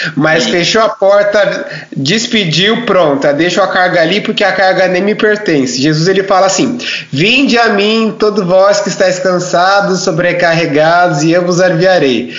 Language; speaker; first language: Portuguese; native; Portuguese